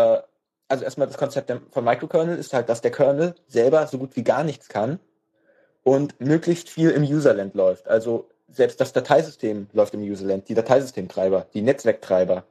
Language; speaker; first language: German; native; German